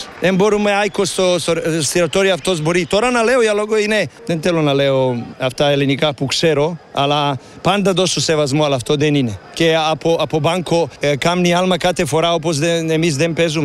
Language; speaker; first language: Greek; non-native, learner; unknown